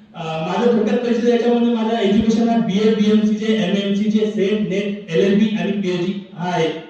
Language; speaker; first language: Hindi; non-native, local second language; Marathi